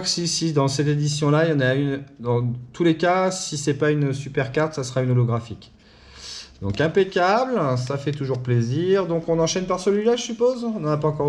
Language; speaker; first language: French; native; French